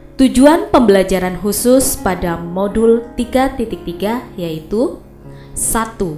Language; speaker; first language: Indonesian; non-native, local second language; Javanese